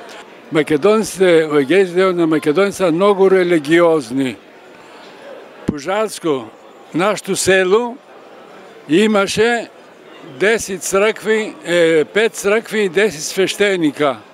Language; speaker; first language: Macedonian; early bilingual, heritage; Macedonian